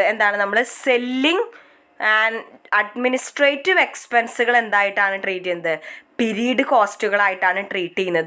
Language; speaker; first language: Malayalam; native; Malayalam